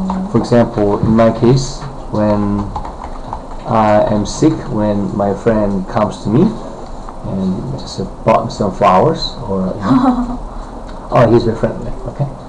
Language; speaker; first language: English; non-native, fluent; Korean